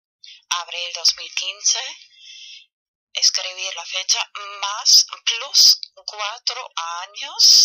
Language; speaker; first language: Spanish; non-native, fluent; German